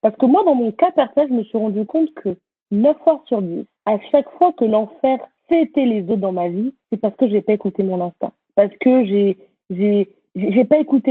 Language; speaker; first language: French; native; French